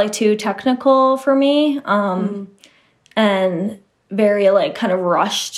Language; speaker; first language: English; native; English